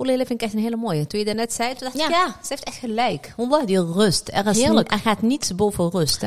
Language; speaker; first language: Dutch; early bilingual, other home language; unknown